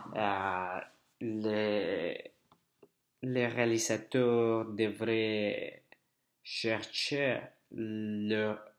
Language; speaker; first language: French; non-native, learner; Spanish